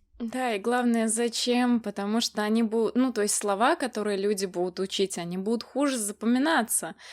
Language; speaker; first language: Russian; native; Russian